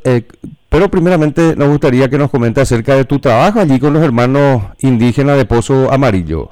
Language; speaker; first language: Spanish; native; Spanish